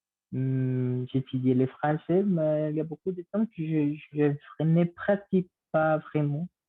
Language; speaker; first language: French; non-native, learner; Spanish